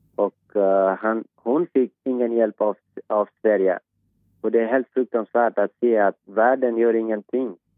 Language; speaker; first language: Swedish; non-native, fluent; Persian